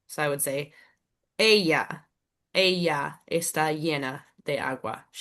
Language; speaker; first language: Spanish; non-native, fluent; English